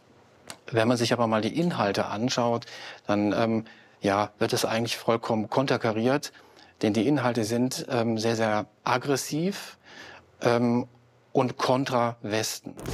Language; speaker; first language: German; native; German